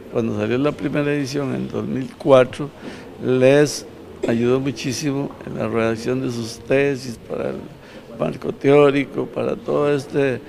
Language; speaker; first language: Spanish; native; Spanish